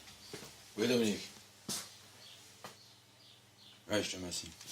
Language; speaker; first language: French; native; French